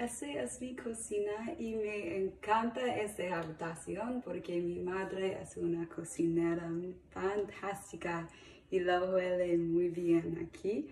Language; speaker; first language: Spanish; non-native, learner; English